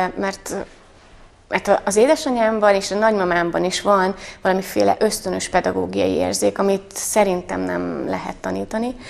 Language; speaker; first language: Hungarian; native; Hungarian